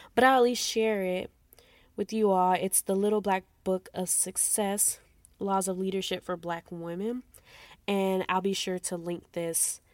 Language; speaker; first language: English; native; English